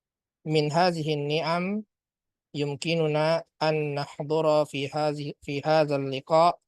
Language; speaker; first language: Arabic; non-native, fluent; Indonesian